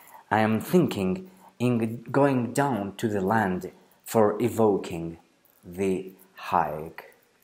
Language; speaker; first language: English; non-native, fluent; Greek